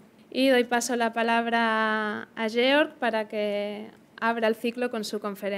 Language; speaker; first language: Spanish; native; Spanish